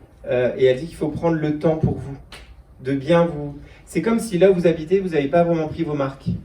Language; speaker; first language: French; native; French